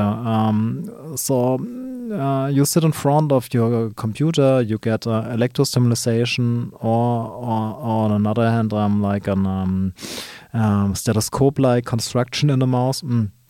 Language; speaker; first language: English; non-native, fluent; German